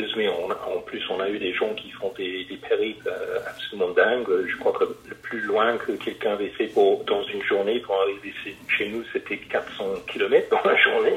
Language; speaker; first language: French; non-native, fluent; English